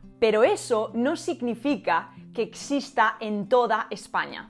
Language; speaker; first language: Spanish; native; Spanish